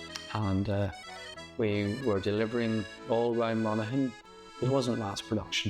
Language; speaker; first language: English; native; English